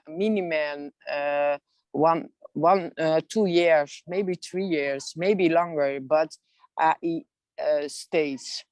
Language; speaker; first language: English; non-native, learner; Dutch